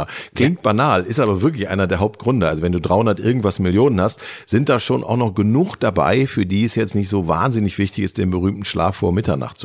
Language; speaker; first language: German; native; German